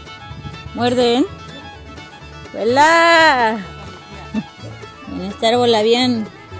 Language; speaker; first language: Spanish; native; Spanish